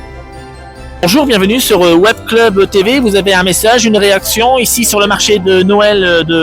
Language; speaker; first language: French; native; French